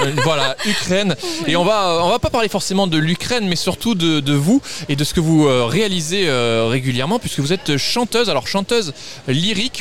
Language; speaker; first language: French; native; French